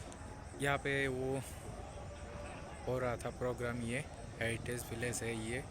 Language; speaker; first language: Hindi; non-native, local second language; Assamese